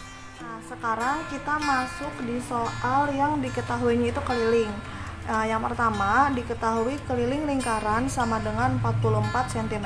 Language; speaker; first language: Indonesian; native; Indonesian